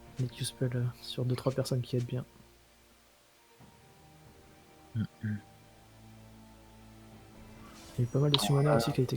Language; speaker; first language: French; native; French